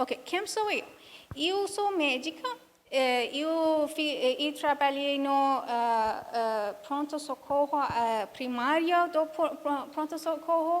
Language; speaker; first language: Portuguese; non-native, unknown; Persian